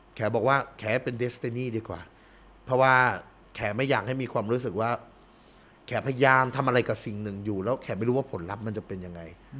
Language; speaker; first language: Thai; early bilingual, heritage; Thai